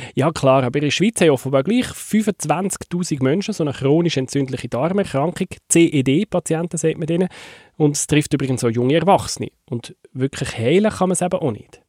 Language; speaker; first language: German; native; German